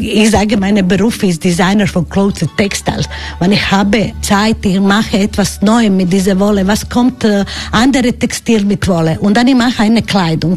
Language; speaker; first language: German; non-native, learner; Croatian